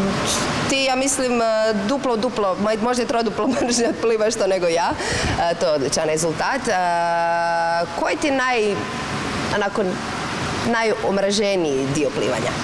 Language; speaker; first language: Croatian; native; Croatian